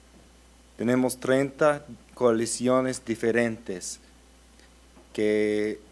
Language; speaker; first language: Spanish; early bilingual, heritage; Spanish